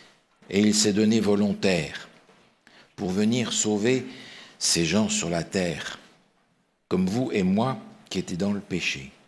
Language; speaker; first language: French; native; French